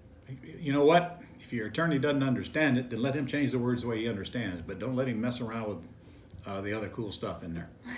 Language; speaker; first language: English; native; English